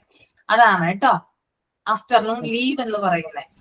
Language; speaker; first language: Malayalam; native; Malayalam